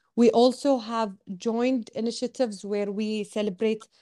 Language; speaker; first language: English; non-native, fluent; Arabic